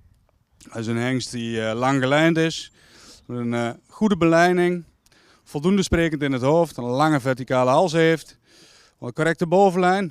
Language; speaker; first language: Dutch; native; Dutch